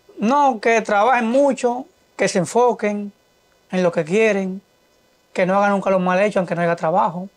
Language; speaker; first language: Spanish; native; Spanish